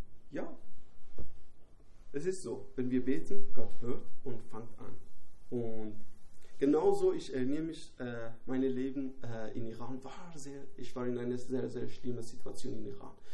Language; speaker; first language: German; non-native, learner; Persian